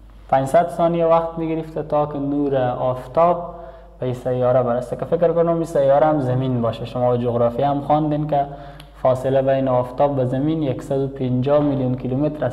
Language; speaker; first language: Persian; native; Persian